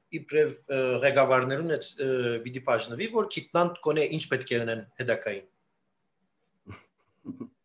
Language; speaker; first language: Armenian; early bilingual, heritage; Armenian